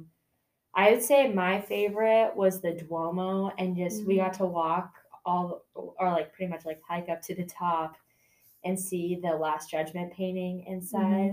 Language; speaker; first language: English; native; English